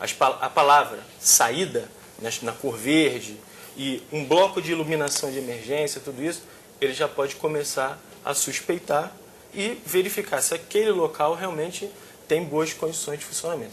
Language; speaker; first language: Portuguese; native; Portuguese